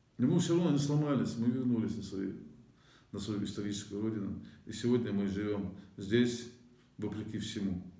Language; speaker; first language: Russian; non-native, local second language; Ingush